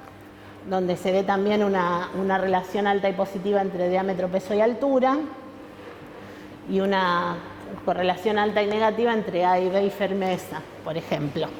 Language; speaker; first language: Spanish; native; Spanish